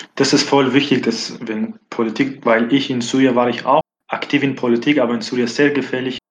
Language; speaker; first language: German; non-native, fluent; Arabic